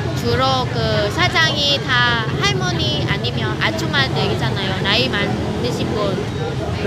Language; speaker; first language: Korean; non-native, fluent; Vietnamese